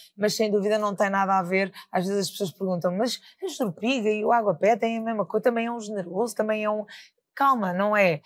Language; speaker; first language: Portuguese; native; Portuguese